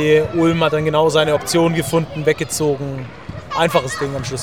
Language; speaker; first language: German; native; German